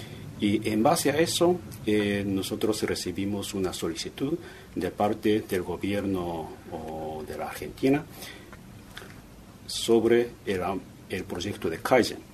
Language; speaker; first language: Spanish; non-native, fluent; Japanese